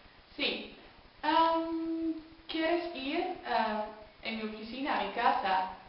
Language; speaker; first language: Spanish; non-native, learner; Dutch